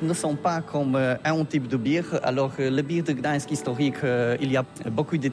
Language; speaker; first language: French; non-native, learner; Polish